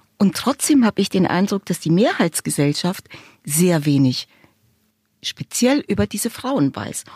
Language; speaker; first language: German; native; German